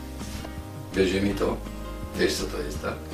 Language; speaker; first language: Polish; non-native, fluent; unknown